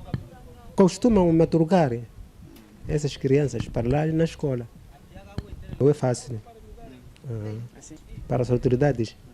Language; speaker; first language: Portuguese; non-native, local second language; Makhuwa